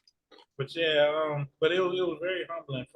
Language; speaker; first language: English; native; English